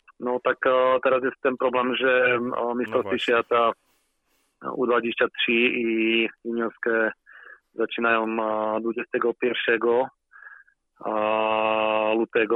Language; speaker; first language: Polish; non-native, learner; Slovak